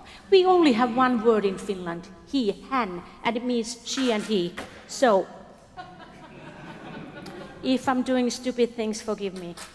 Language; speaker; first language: English; non-native, fluent; Finnish